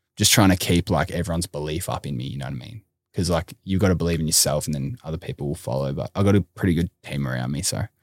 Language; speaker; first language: English; native; English